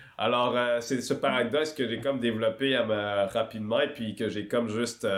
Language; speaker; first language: French; early bilingual, other home language; Swahili